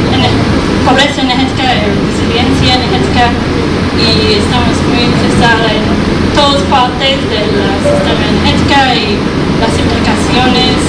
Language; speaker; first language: Spanish; non-native, fluent; English